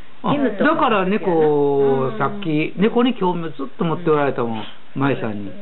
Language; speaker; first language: Japanese; native; Japanese